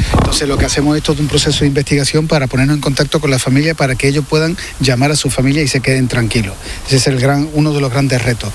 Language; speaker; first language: Spanish; native; Spanish